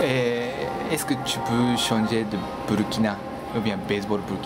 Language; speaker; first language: French; non-native, learner; Japanese